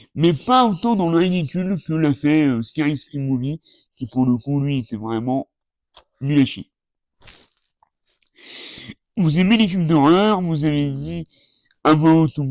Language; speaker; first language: French; native; French